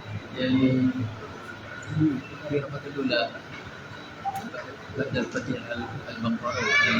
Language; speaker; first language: Arabic; non-native, fluent; Indonesian